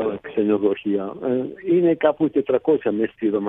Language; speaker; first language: Greek; early bilingual, heritage; Greek